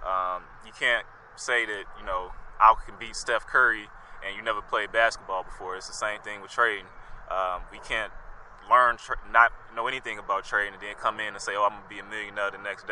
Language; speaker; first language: English; native; English